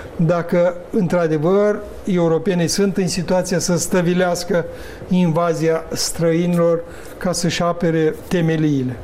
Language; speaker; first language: Romanian; native; Romanian